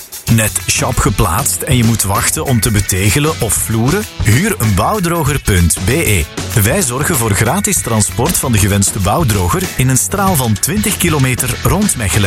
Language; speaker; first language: Dutch; native; Dutch